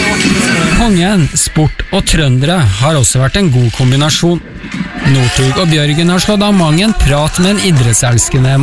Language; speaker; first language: Norwegian; native; Norwegian